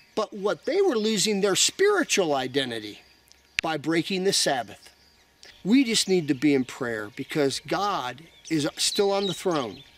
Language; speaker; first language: English; native; English